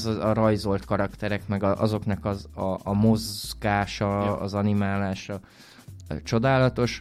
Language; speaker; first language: Hungarian; native; Hungarian